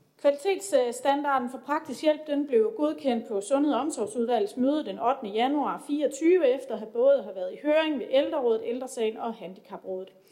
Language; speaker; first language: Danish; native; Danish